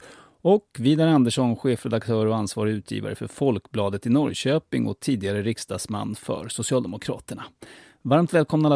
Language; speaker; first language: Swedish; native; Swedish